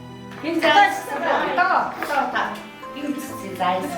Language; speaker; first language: Russian; non-native, learner; Mongolian